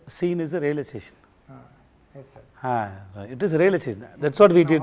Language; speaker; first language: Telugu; non-native, learner; Tamil